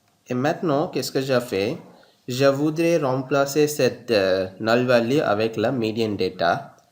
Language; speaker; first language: French; non-native, learner; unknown